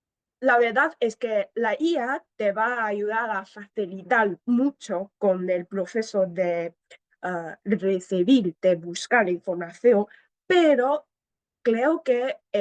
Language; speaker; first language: Spanish; non-native, learner; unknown